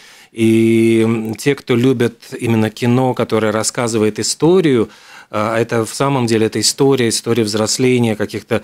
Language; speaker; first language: Russian; native; Russian